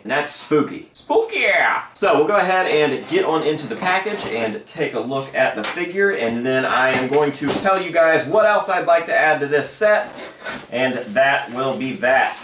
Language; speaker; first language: English; native; English